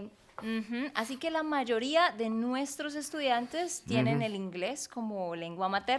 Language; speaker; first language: Spanish; native; Spanish